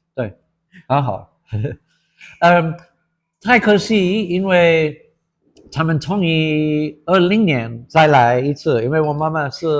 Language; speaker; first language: Chinese; non-native, fluent; English